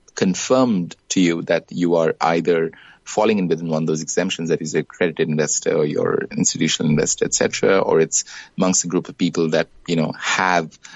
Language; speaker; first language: English; non-native, local second language; Bangla